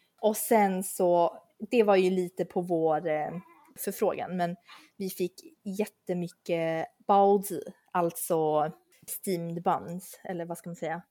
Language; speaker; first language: Swedish; native; Swedish